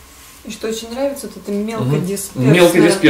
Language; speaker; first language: Russian; native; Russian